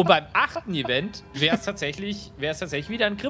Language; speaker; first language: German; native; German